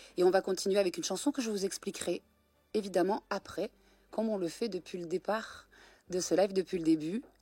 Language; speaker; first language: French; native; French